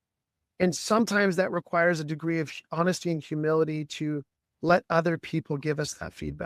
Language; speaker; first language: English; native; English